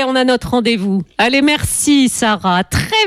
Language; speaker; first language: French; native; French